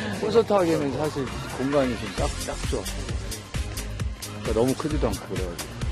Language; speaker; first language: Korean; native; Korean